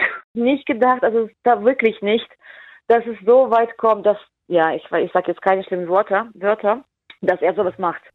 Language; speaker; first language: German; non-native, fluent; Ukrainian